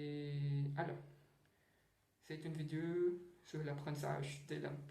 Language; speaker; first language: French; non-native, learner; Portuguese